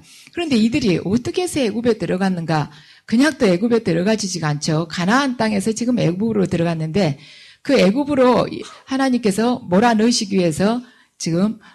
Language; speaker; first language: Korean; native; Korean